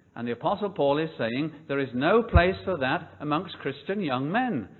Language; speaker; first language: English; native; English